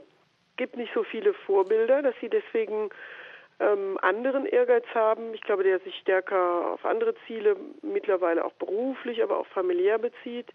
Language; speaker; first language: German; native; German